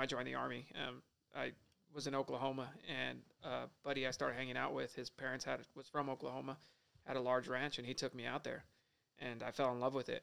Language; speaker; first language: English; native; English